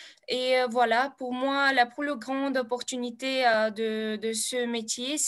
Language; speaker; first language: French; non-native, fluent; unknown